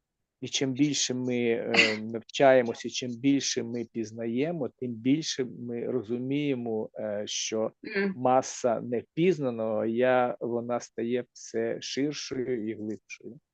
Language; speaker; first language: Ukrainian; native; Ukrainian